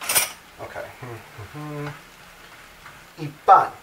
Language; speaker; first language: Chinese; non-native, learner; English